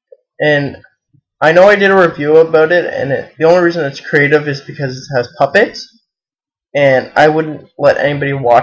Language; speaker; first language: English; native; English